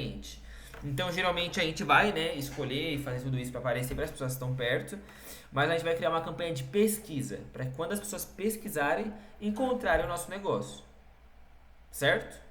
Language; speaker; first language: Portuguese; native; Portuguese